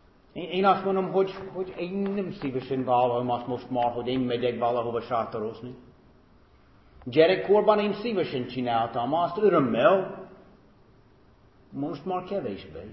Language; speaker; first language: Hungarian; non-native, fluent; English